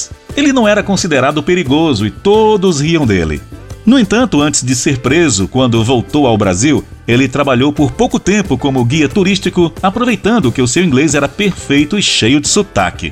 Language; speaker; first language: Portuguese; native; Portuguese